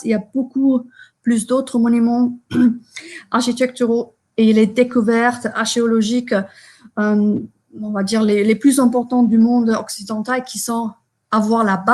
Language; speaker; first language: French; non-native, fluent; German